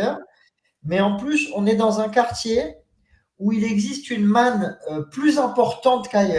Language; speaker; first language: French; native; French